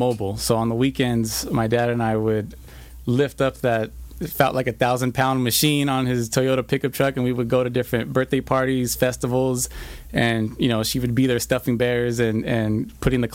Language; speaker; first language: English; native; English